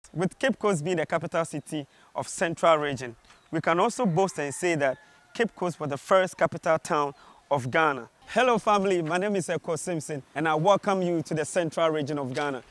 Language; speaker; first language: English; non-native, local second language; Akan